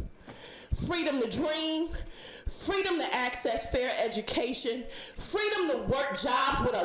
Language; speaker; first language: English; native; English